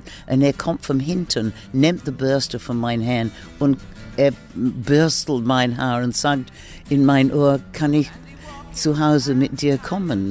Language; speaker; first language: German; non-native, learner; English